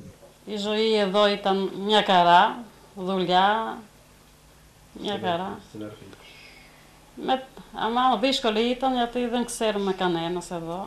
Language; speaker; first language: Greek; non-native, learner; Albanian